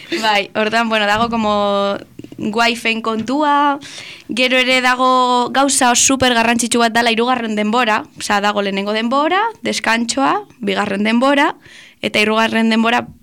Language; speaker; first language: Basque; non-native, local second language; Spanish